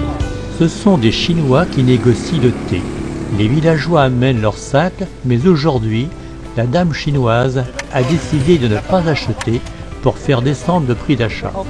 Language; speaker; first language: French; native; French